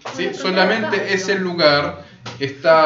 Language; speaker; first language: Spanish; early bilingual, other home language; Korean